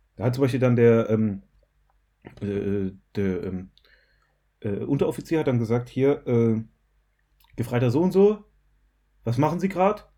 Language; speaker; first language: German; native; German